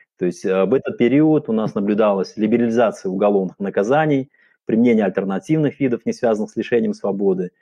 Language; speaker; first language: Russian; non-native, local second language; Uzbek